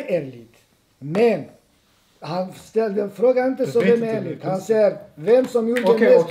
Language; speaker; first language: Swedish; non-native, fluent; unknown